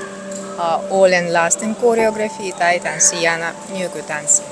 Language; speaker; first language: Finnish; non-native, learner; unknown